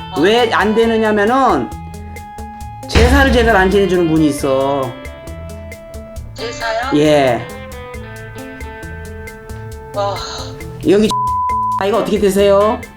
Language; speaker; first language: Korean; native; Korean